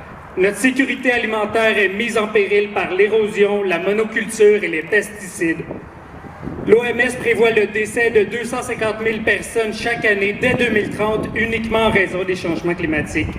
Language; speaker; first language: French; native; French